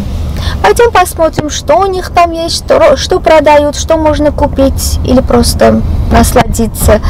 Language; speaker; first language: Russian; non-native, local second language; Armenian